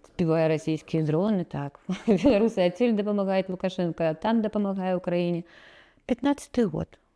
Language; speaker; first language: Belarusian; non-native, local second language; Russian